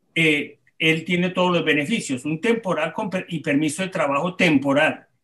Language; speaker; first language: Spanish; native; Spanish